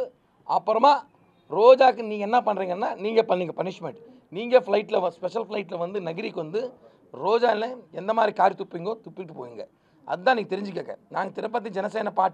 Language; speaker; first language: Tamil; non-native, local second language; Telugu